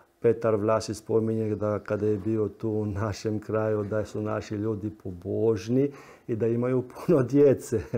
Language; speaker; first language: Croatian; early bilingual, heritage; Croatian